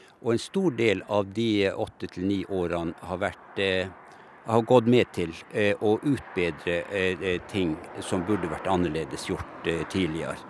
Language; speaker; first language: Norwegian; native; Norwegian